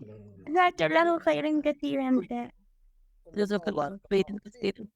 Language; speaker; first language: Arabic; non-native, learner; Urdu